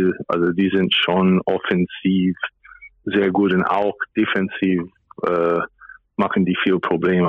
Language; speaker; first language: German; non-native, fluent; English